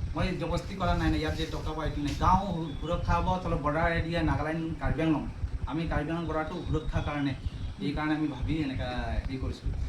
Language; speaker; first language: Assamese; non-native, local second language; Bangla